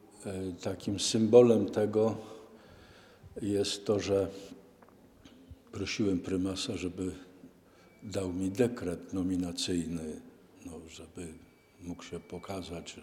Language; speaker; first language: Polish; native; Polish